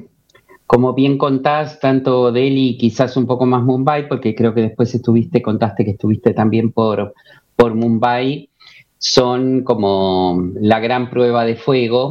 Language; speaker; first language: Spanish; native; Spanish